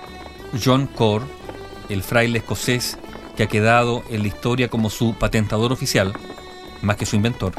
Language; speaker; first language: Spanish; native; Spanish